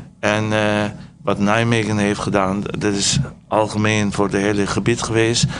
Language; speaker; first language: Dutch; non-native, fluent; Turkish